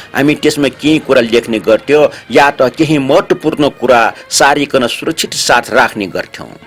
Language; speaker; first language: Nepali; non-native, local second language; Newari